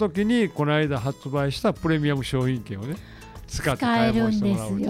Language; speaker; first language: Japanese; native; Japanese